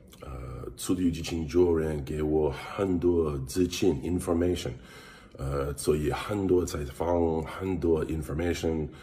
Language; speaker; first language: Chinese; non-native, learner; English